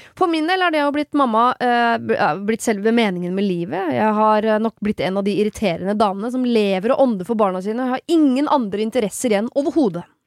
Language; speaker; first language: Norwegian; native; Norwegian